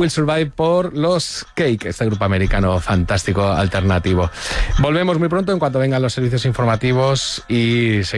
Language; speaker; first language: Spanish; native; Spanish